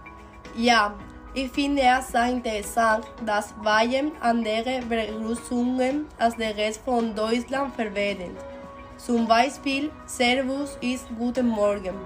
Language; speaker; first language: German; non-native, learner; Spanish